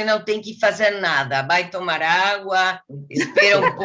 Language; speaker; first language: Portuguese; non-native, learner; Spanish